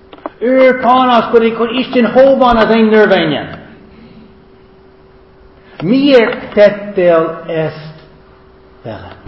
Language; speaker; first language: Hungarian; non-native, fluent; English